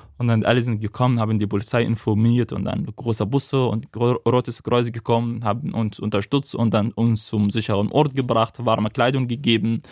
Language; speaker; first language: German; non-native, fluent; Arabic